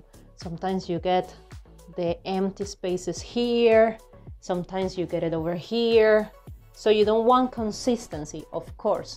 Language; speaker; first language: English; non-native, fluent; Spanish